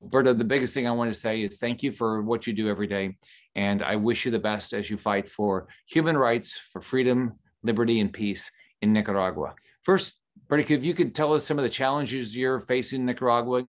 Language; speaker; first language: English; native; English